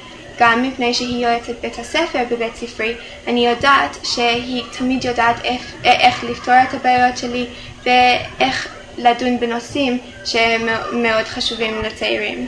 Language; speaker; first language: Hebrew; non-native, fluent; English